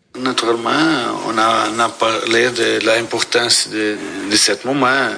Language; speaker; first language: French; non-native, learner; Portuguese